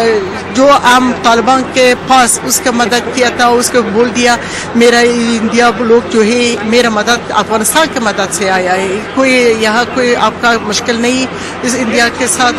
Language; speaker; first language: Hindi; non-native, learner; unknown